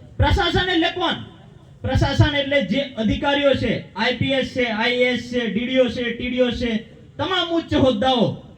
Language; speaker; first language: Gujarati; non-native, local second language; Rathawi